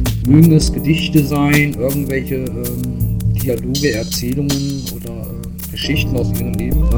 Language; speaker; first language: German; native; German